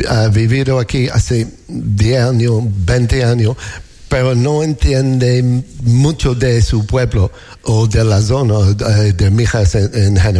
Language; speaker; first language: Spanish; non-native, learner; English